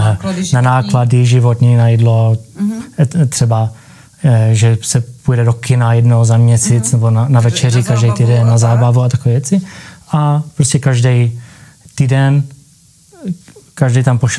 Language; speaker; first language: Czech; early bilingual, heritage; Czech